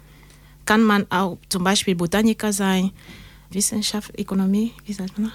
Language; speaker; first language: German; non-native, learner; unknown